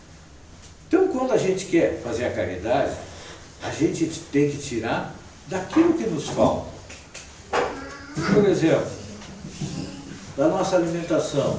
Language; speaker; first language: Portuguese; native; Portuguese